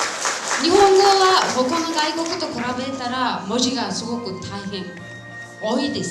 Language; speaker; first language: Japanese; non-native, fluent; Mongolian